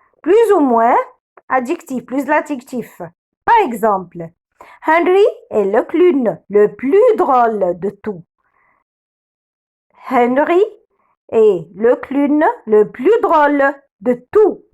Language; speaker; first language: French; non-native, fluent; Arabic